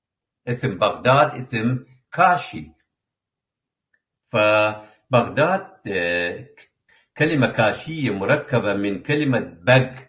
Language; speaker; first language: Arabic; non-native, local second language; Kurdish